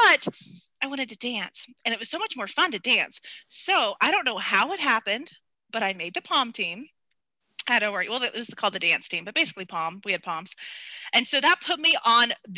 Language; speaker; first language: English; native; English